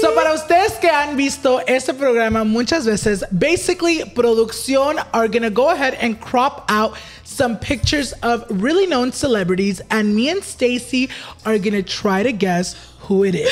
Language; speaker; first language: English; early bilingual, other home language; Spanish